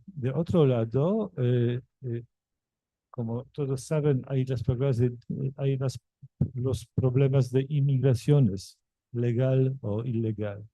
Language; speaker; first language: Spanish; non-native, fluent; Polish